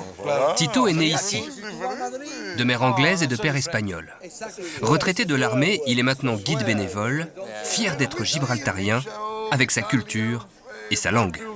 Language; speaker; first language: French; native; French